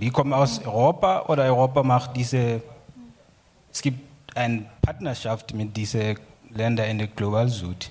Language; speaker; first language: German; non-native, learner; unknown